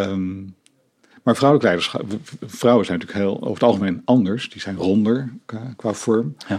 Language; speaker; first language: Dutch; native; Dutch